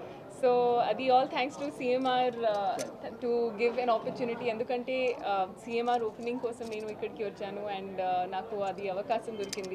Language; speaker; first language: Telugu; non-native, local second language; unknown